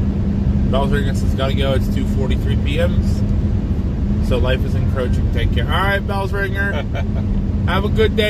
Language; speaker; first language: English; native; English